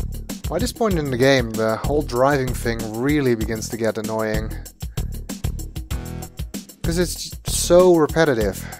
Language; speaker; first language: English; native; English